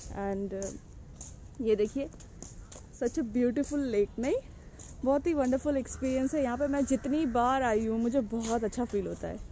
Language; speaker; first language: Hindi; native; Hindi